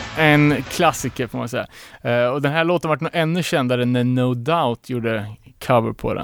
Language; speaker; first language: Swedish; native; Swedish